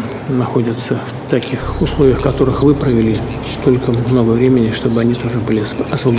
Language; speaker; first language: Russian; native; Russian